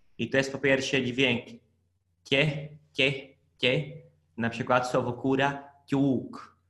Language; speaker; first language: Polish; non-native, fluent; Portuguese